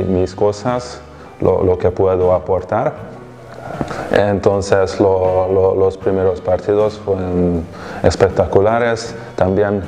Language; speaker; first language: Spanish; non-native, fluent; Hungarian